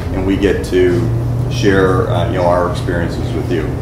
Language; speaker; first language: English; native; English